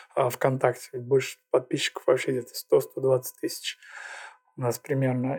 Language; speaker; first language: Russian; native; Russian